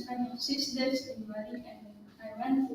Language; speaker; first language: English; non-native, learner; Indonesian